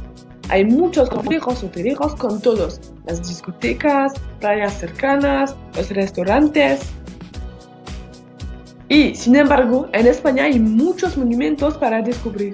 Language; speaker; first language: Spanish; non-native, learner; French